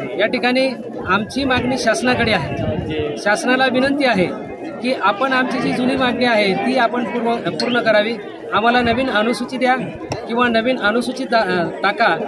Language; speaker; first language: Marathi; non-native, local second language; Lambadi